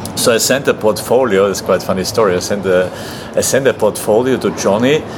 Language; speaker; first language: English; non-native, fluent; German